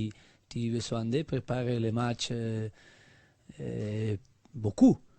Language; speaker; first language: French; non-native, learner; Spanish